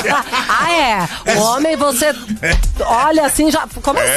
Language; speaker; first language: Portuguese; native; Portuguese